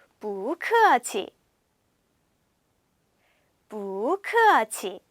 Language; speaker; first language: Chinese; non-native, fluent; Korean